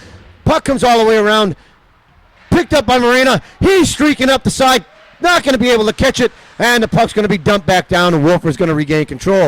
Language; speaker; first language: English; native; English